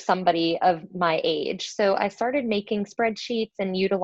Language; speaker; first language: English; native; English